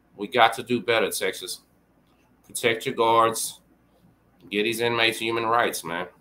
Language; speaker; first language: English; native; English